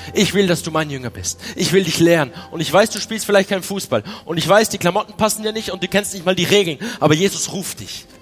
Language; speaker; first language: German; native; German